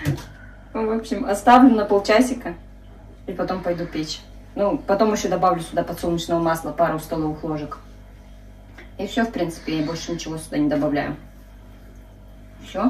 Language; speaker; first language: Russian; native; Russian